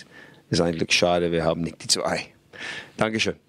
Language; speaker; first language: German; non-native, fluent; English